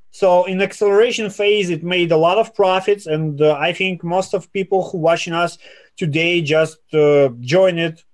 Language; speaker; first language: English; non-native, fluent; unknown